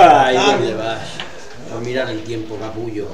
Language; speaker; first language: Spanish; native; Spanish